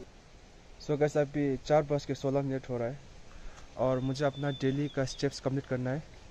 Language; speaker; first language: Hindi; non-native, local second language; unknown